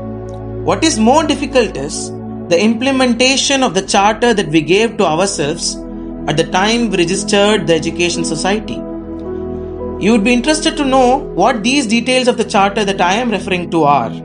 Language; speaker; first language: English; non-native, local second language; Tamil